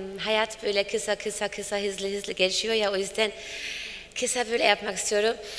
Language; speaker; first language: Turkish; non-native, fluent; German